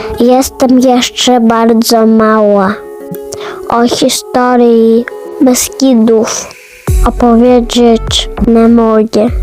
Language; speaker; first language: Polish; early bilingual, other home language; Ukrainian